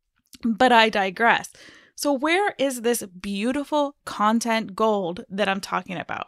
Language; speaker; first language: English; native; English